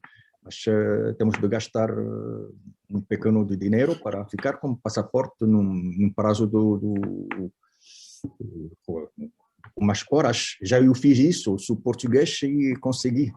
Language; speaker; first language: Portuguese; non-native, fluent; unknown